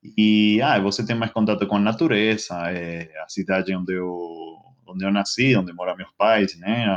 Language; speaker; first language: Portuguese; non-native, fluent; Spanish